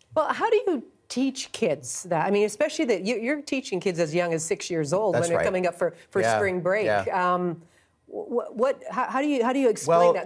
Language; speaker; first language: English; native; English